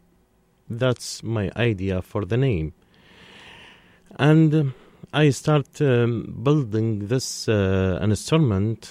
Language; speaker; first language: English; non-native, learner; Arabic